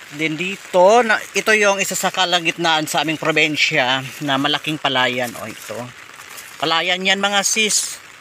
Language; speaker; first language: Filipino; non-native, local second language; Iloko